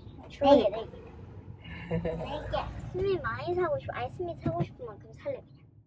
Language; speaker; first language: Korean; early bilingual, heritage; Korean